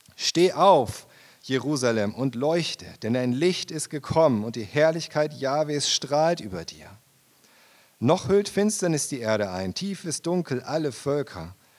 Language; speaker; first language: German; native; German